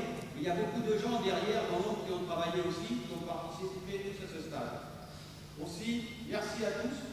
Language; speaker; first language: French; native; French